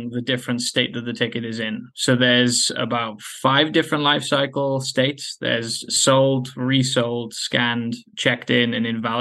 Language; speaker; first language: English; native; English